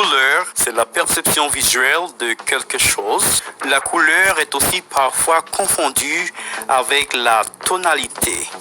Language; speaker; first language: French; non-native, fluent; Spanish